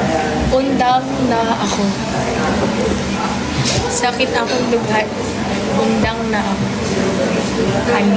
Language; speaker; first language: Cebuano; non-native, local second language; Filipino